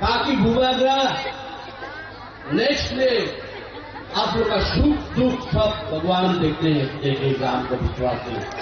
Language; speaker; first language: Hindi; non-native, local second language; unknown